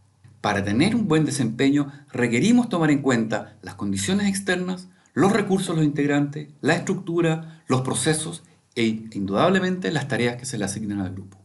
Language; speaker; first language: Spanish; native; Spanish